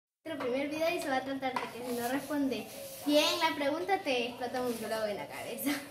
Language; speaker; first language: Spanish; native; Spanish